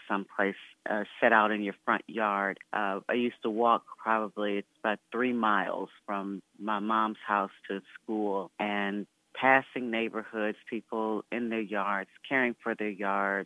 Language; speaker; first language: English; native; English